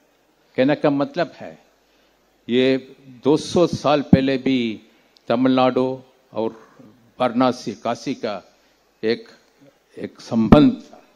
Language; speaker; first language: Hindi; non-native, local second language; Tamil